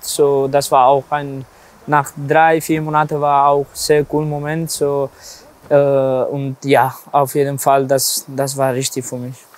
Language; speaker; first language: German; non-native, learner; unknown